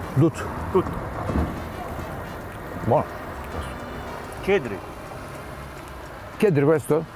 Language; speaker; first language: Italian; non-native, learner; Turkish